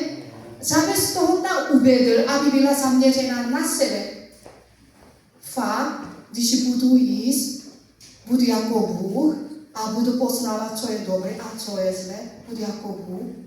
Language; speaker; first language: Czech; non-native, learner; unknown